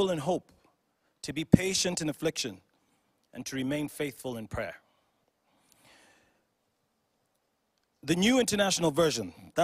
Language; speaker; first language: English; non-native, local second language; Ganda